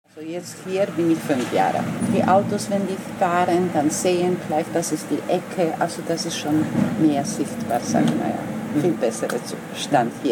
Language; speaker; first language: German; non-native, learner; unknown